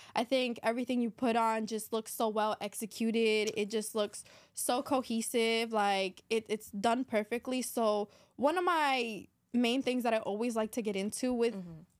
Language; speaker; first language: English; native; English